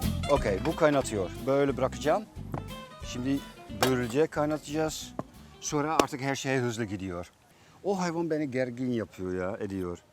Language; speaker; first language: Turkish; non-native, fluent; Dutch